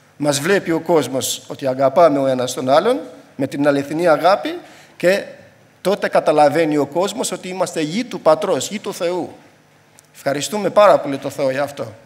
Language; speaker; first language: Greek; non-native, fluent; Albanian